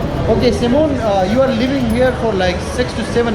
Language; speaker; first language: English; non-native, fluent; Urdu